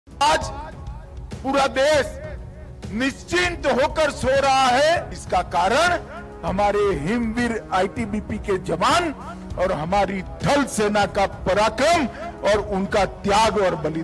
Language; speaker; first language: Hindi; non-native, local second language; Gujarati